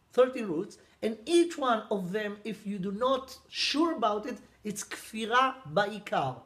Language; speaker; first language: English; non-native, fluent; Hebrew